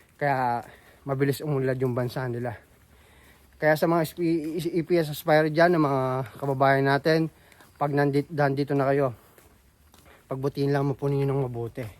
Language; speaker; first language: Filipino; non-native, local second language; Pampanga